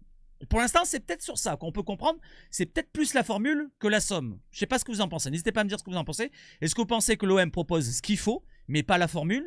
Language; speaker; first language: French; native; French